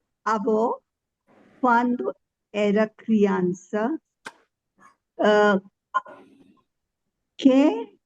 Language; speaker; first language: Portuguese; non-native, learner; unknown